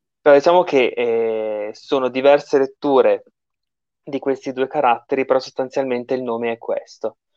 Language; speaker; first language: Italian; native; Italian